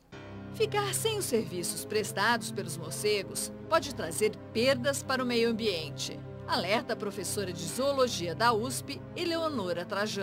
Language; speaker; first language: Portuguese; native; Portuguese